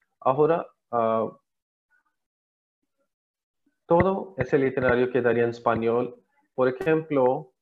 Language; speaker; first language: Spanish; non-native, learner; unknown